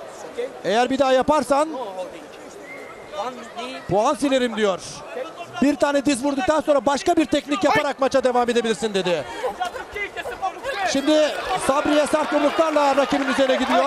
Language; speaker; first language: Turkish; native; Turkish